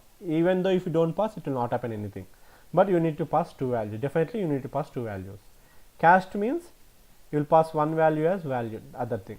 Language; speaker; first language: English; non-native, local second language; Telugu